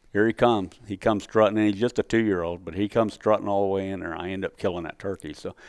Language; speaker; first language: English; native; English